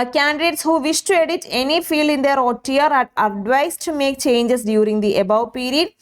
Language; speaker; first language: English; non-native, local second language; Malayalam